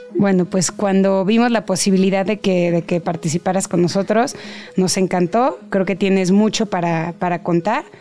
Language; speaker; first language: Spanish; native; Spanish